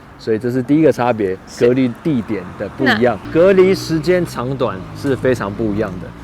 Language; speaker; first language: Chinese; native; Chinese